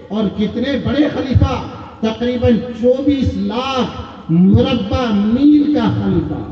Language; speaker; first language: Urdu; native; Urdu